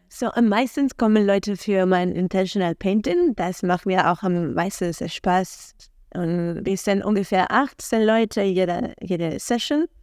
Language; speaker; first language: German; non-native, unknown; Spanish